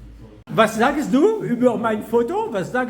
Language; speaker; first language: German; non-native, learner; French